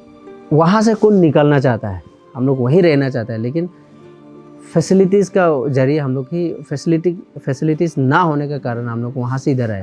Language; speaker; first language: Hindi; non-native, local second language; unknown